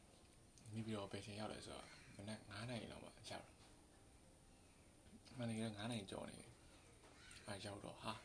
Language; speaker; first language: Burmese; native; Burmese